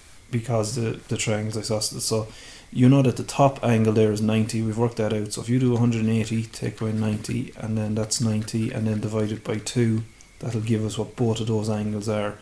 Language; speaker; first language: English; native; English